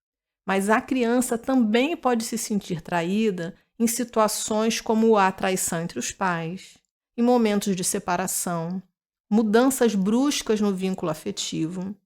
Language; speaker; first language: Portuguese; native; Portuguese